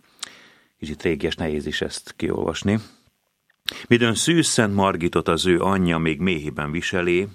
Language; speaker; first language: Hungarian; native; Hungarian